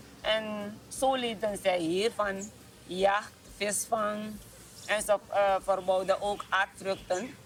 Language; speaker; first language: Dutch; non-native, local second language; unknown